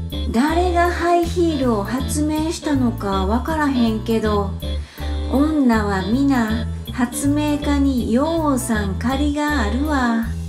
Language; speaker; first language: Japanese; native; Japanese